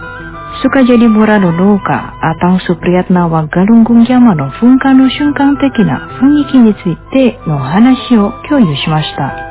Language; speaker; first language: Japanese; non-native, fluent; Indonesian